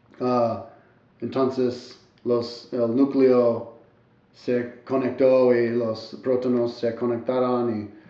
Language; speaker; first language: Spanish; non-native, learner; English